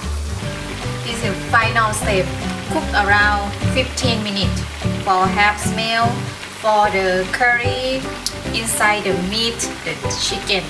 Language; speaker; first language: English; non-native, learner; Thai